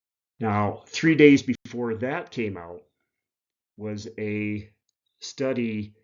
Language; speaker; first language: English; native; English